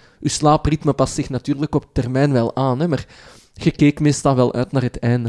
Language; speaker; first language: Dutch; early bilingual, other home language; Arabic